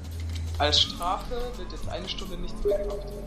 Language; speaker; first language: German; native; German